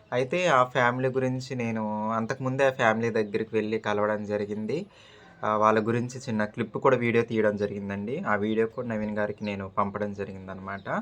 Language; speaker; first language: Telugu; native; Telugu